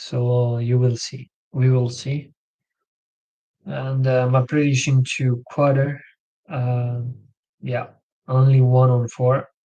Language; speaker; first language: English; non-native, learner; French